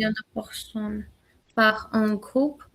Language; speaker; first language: French; non-native, learner; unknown